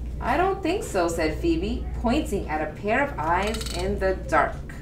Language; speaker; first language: English; early bilingual, other home language; Spanish